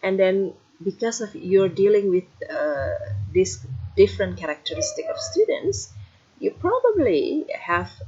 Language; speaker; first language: English; non-native, fluent; Indonesian